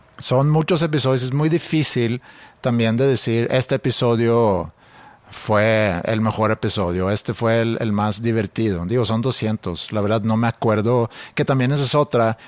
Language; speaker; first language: Spanish; non-native, fluent; Swedish